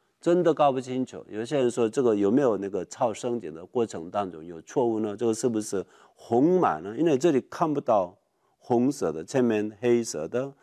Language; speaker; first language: Chinese; non-native, fluent; Korean